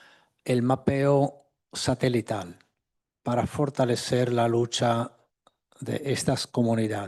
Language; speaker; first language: Spanish; non-native, fluent; Italian